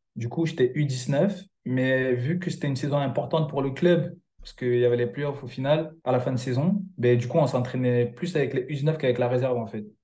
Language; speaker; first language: French; early bilingual, other home language; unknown